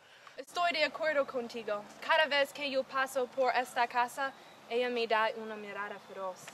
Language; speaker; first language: Spanish; non-native, learner; English